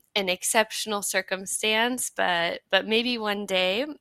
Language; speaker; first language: English; native; English